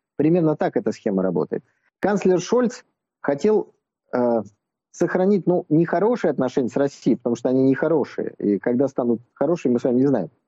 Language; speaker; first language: Russian; native; Russian